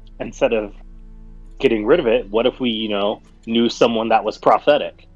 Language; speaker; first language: English; native; English